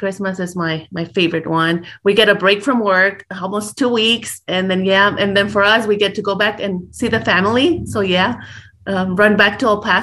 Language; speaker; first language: English; early bilingual, other home language; Spanish